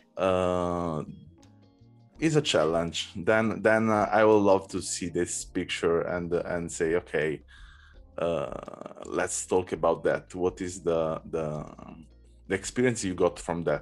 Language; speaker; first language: English; non-native, learner; Italian